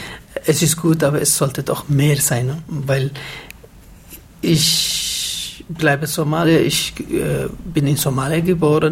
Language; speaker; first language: German; non-native, fluent; Somali